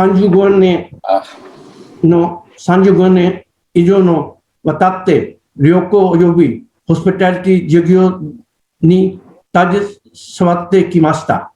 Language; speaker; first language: Japanese; non-native, learner; Hindi